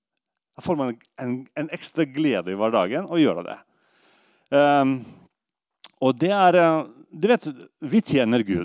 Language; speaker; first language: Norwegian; non-native, fluent; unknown